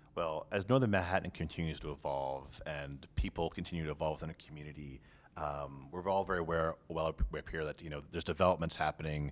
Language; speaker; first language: English; native; English